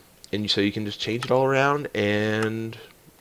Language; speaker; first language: English; native; English